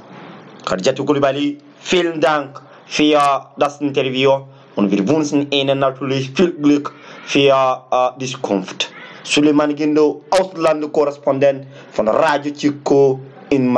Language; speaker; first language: German; non-native, learner; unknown